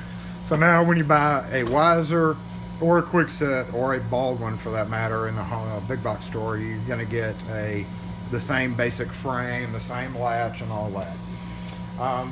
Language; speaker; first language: English; native; English